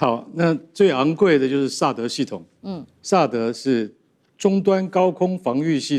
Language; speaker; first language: Chinese; native; Chinese